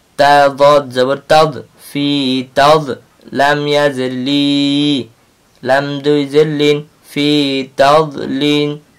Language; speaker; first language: Arabic; non-native, learner; Bangla